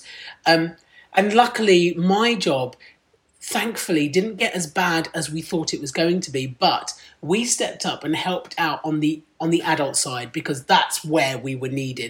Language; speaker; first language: English; non-native, local second language; Punjabi